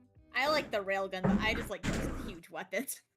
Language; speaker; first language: English; native; English